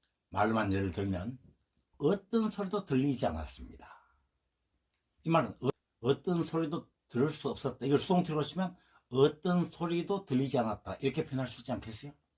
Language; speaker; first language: Korean; native; Korean